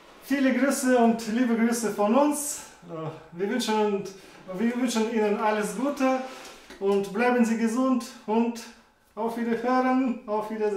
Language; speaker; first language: German; non-native, fluent; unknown